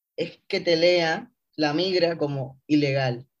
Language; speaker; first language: Spanish; native; Spanish